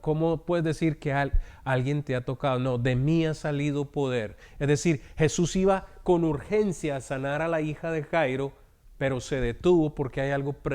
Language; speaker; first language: Spanish; native; Spanish